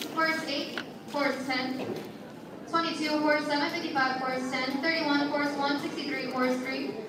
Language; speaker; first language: English; native; English